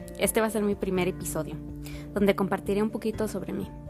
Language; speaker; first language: Spanish; early bilingual, heritage; Spanish